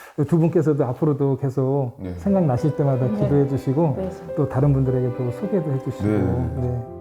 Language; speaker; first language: Korean; native; Korean